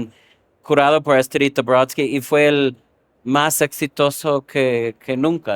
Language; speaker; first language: Spanish; non-native, fluent; English